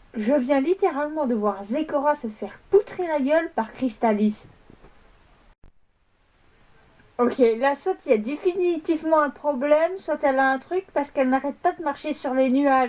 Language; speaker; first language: French; native; French